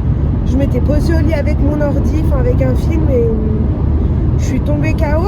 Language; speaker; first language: French; native; French